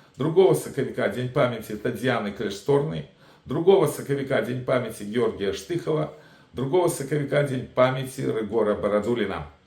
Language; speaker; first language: Belarusian; native; Belarusian